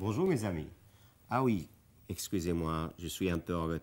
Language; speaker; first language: French; non-native, fluent; Arabic